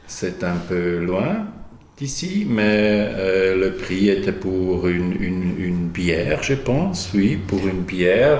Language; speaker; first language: French; non-native, learner; German